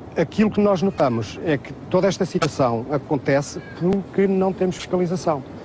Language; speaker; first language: Portuguese; native; Portuguese